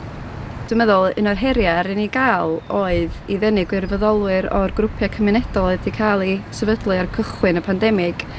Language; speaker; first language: Welsh; native; Welsh